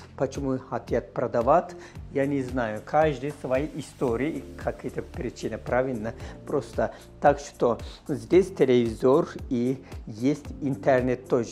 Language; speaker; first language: Russian; non-native, fluent; Turkish